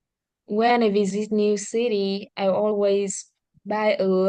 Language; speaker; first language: English; non-native, learner; Vietnamese